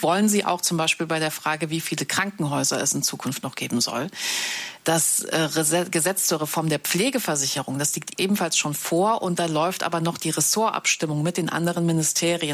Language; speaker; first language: German; native; German